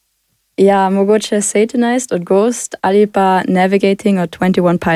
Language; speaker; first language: Slovenian; non-native, local second language; German